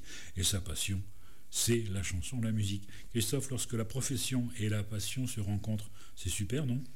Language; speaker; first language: French; native; French